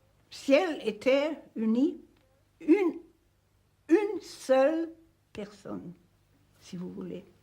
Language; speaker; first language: French; non-native, fluent; Hungarian